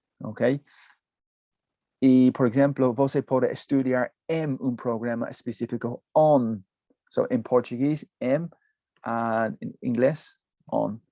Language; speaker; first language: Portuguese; non-native, learner; English